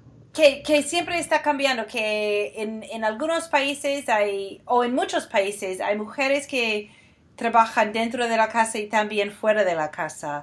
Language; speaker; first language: Spanish; non-native, fluent; English